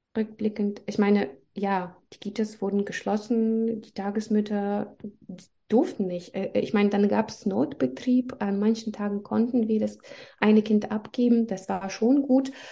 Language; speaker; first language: German; non-native, fluent; Russian